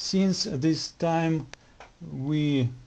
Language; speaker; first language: English; non-native, learner; Russian